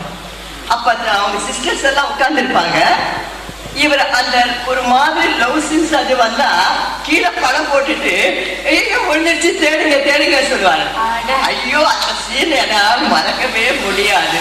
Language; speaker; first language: Tamil; non-native, local second language; Telugu